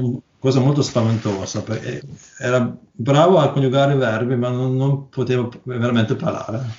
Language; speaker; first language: Italian; non-native, learner; Norwegian